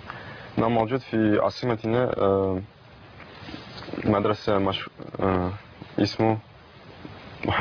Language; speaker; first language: Arabic; non-native, learner; Russian